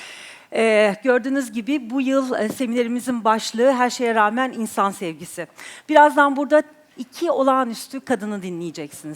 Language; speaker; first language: Turkish; native; Turkish